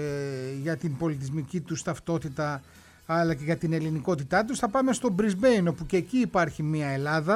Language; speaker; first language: Greek; native; Greek